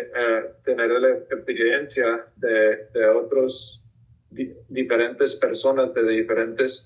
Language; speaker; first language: Spanish; early bilingual, heritage; Spanish